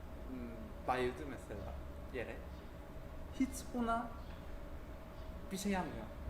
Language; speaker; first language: Turkish; non-native, fluent; Korean